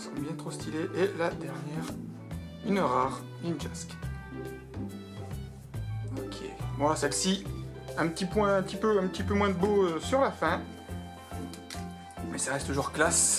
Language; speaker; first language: French; native; French